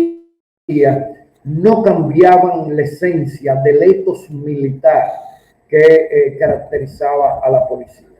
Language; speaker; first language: Spanish; native; Spanish